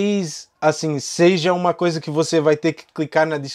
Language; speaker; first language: Portuguese; non-native, fluent; English